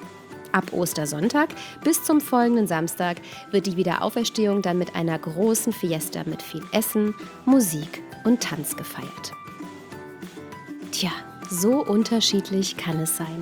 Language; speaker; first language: German; native; German